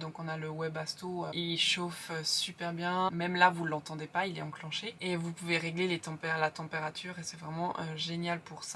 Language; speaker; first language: French; native; French